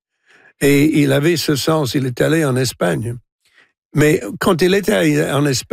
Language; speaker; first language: French; non-native, local second language; English